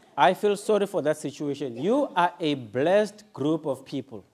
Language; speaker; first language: English; non-native, local second language; Northern Sotho